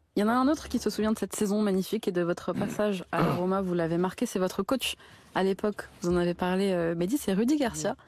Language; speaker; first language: French; native; French